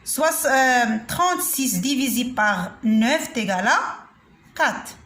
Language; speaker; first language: French; non-native, local second language; Arabic